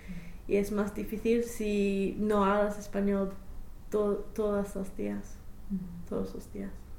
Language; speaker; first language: Spanish; non-native, fluent; English